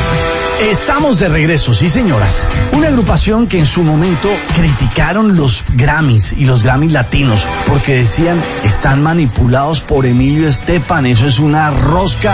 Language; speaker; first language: Spanish; native; Spanish